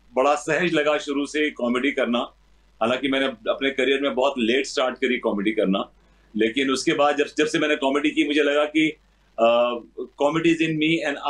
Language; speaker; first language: Hindi; native; Hindi